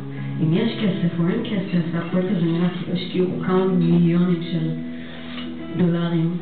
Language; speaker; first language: Hebrew; native; Hebrew